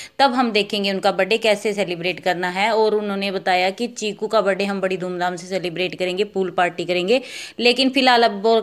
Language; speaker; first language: Hindi; native; Hindi